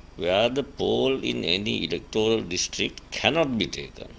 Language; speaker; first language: English; non-native, local second language; Sinhala